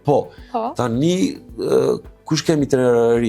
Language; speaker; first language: Albanian; non-native, learner; Serbian